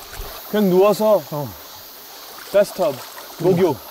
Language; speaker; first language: Korean; non-native, fluent; English